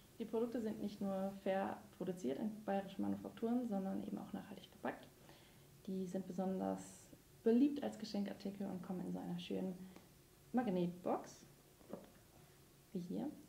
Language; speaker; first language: German; native; German